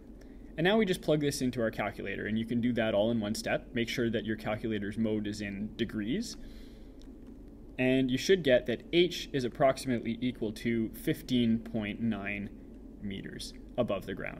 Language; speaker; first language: English; native; English